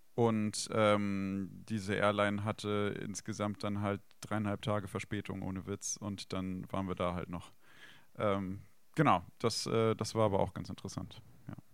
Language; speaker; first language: German; native; German